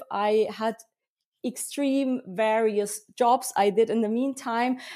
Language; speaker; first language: English; early bilingual, heritage; German